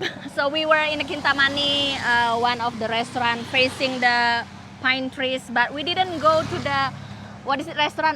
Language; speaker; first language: English; non-native, learner; Indonesian